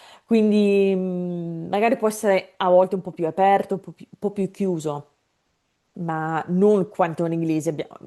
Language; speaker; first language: Italian; non-native, fluent; English